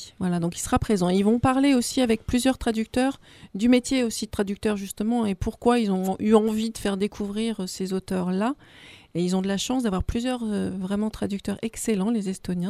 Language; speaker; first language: French; native; French